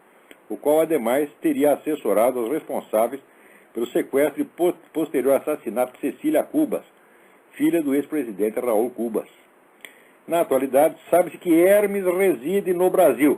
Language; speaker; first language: Portuguese; native; Portuguese